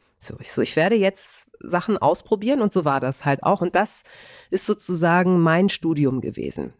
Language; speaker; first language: German; early bilingual, other home language; Greek